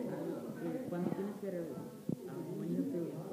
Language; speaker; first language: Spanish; early bilingual, heritage; Spanish